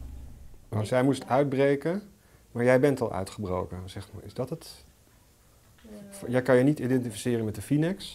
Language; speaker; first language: Dutch; native; Dutch